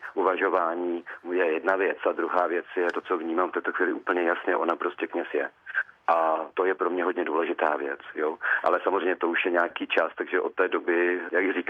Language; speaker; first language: Czech; native; Czech